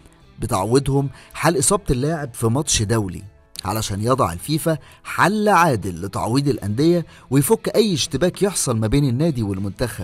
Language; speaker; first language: Arabic; native; Arabic